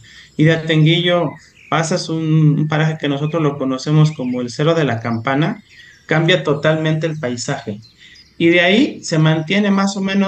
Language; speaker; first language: Spanish; native; Spanish